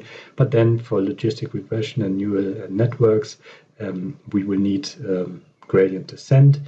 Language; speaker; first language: English; non-native, fluent; German